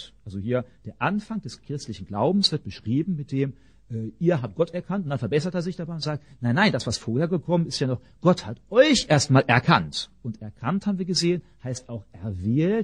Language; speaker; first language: German; native; German